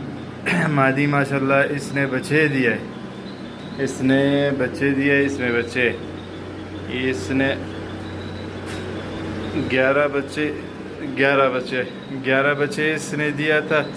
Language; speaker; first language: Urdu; non-native, local second language; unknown